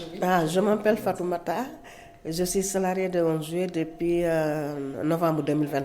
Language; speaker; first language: French; non-native, learner; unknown